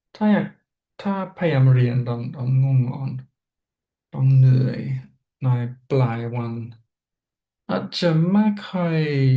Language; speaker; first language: Thai; non-native, learner; English